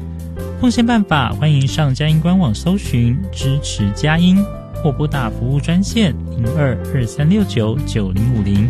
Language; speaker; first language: Chinese; native; Chinese